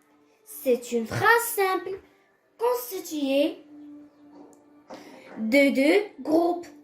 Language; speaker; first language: French; non-native, local second language; Arabic